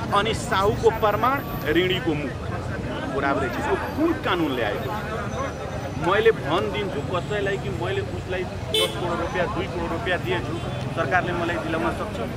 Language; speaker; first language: Nepali; non-native, local second language; Maithili